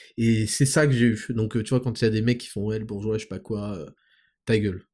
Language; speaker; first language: French; native; French